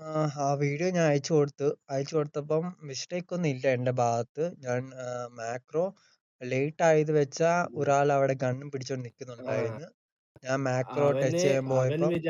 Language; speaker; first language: Malayalam; early bilingual, heritage; Malayalam